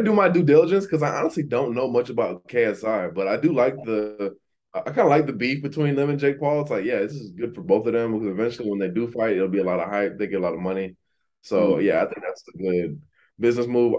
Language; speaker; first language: English; native; English